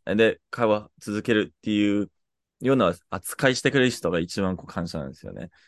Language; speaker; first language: Japanese; non-native, fluent; English